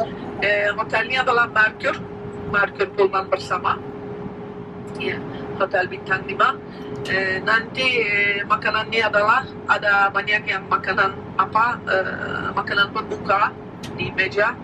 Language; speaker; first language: Indonesian; non-native, fluent; Turkish